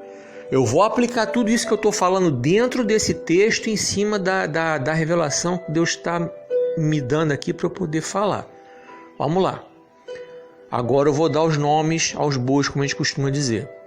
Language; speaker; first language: Portuguese; native; Portuguese